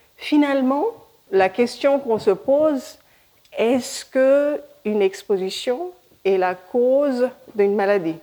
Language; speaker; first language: French; non-native, fluent; Hindi